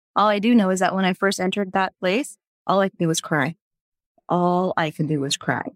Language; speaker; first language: English; native; English